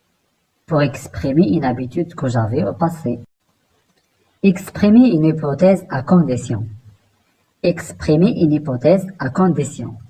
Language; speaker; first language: French; non-native, local second language; Arabic